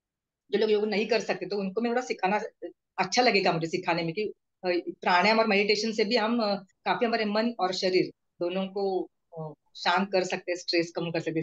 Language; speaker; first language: Hindi; non-native, local second language; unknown